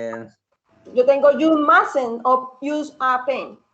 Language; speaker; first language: English; non-native, learner; Spanish